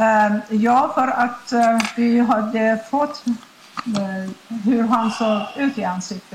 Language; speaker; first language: Swedish; non-native, fluent; Persian